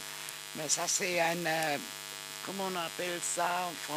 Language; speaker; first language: French; non-native, fluent; German